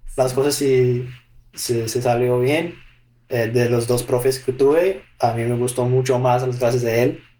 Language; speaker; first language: Spanish; non-native, fluent; English